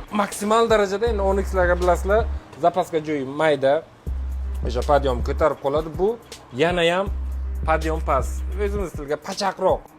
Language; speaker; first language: Uzbek; native; Uzbek